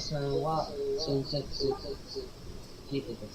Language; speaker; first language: Japanese; non-native, learner; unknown